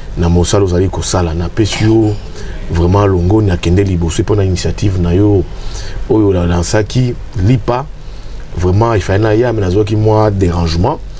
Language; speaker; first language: Lingala; non-native, local second language; Kongo